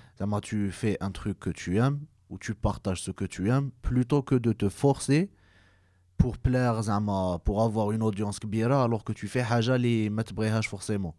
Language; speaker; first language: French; non-native, local second language; Arabic